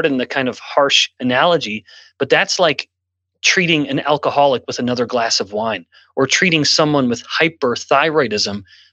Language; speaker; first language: English; native; English